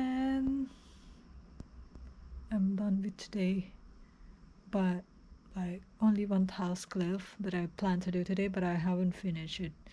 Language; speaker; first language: English; non-native, fluent; Lao